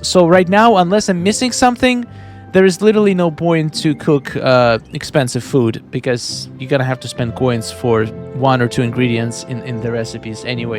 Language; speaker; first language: English; non-native, fluent; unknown